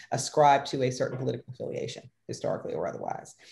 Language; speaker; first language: English; native; English